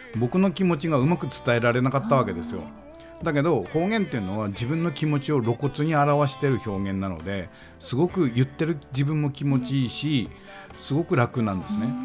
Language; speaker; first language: Japanese; native; Japanese